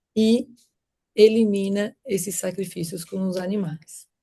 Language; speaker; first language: Portuguese; non-native, fluent; Spanish